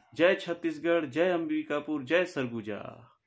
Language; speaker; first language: Hindi; native; Hindi